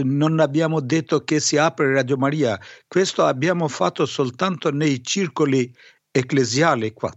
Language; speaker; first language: Italian; non-native, fluent; Albanian